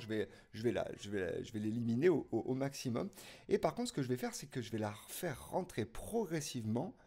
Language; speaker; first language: French; native; French